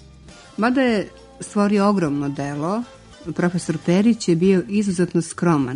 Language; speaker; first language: Serbian; native; Serbian